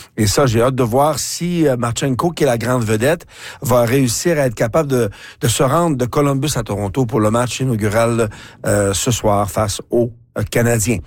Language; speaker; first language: French; native; French